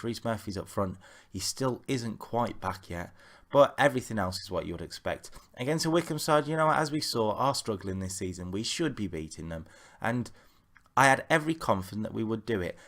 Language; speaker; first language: English; native; English